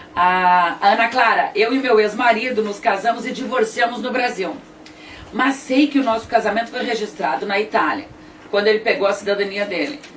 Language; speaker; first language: Portuguese; native; Portuguese